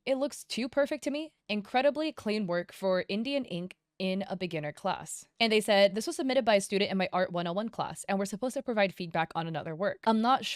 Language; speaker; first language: English; native; English